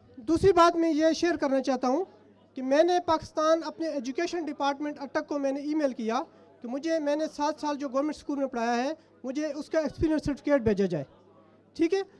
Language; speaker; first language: Urdu; non-native, local second language; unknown